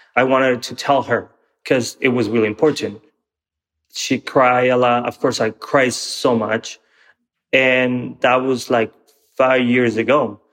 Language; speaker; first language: English; non-native, fluent; Spanish